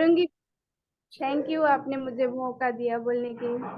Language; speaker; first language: Hindi; non-native, local second language; Nepali